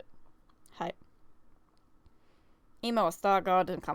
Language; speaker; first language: Japanese; non-native, learner; English